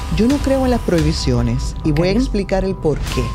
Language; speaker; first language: Spanish; native; Spanish